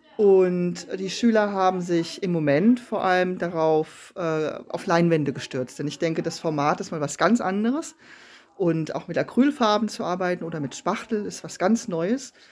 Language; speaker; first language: German; native; German